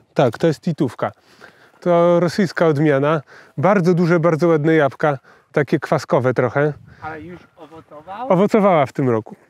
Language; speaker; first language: Polish; native; Polish